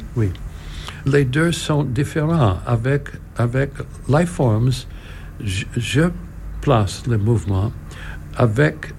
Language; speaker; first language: French; non-native, learner; English